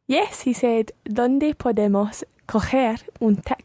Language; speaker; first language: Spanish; non-native, learner; English